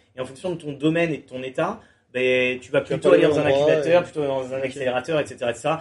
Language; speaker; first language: French; native; French